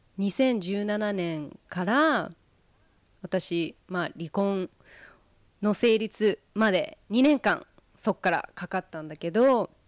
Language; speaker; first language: Japanese; early bilingual, heritage; Japanese